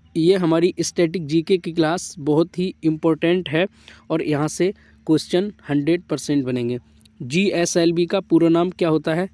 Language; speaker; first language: Hindi; native; Hindi